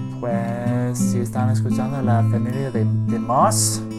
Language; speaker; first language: Spanish; early bilingual, heritage; English